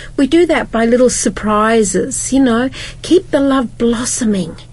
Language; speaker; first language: English; native; English